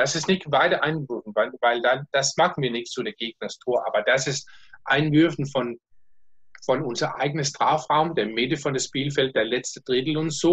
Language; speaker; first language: German; non-native, learner; Danish